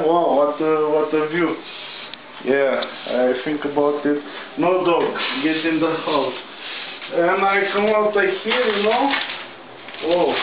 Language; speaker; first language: English; non-native, learner; Romanian